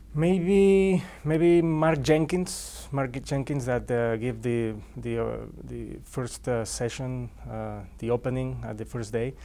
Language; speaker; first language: English; non-native, fluent; Spanish